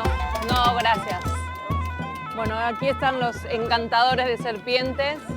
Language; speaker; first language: Spanish; native; Spanish